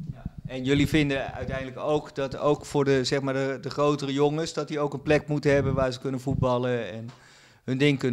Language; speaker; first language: Dutch; native; Dutch